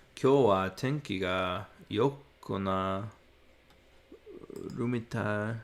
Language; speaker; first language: Japanese; non-native, learner; English